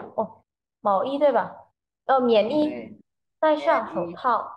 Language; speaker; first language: Chinese; non-native, fluent; Indonesian